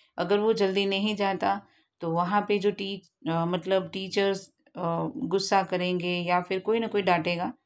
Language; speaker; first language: Hindi; non-native, local second language; Gujarati